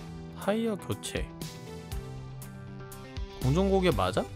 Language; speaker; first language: Korean; native; Korean